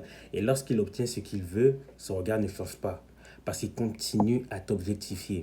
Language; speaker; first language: French; native; French